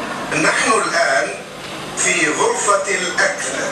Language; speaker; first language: Arabic; non-native, learner; Indonesian